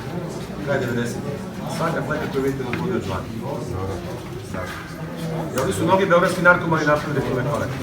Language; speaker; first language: Bosnian; native; Bosnian